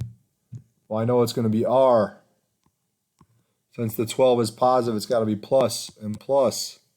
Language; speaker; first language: English; native; English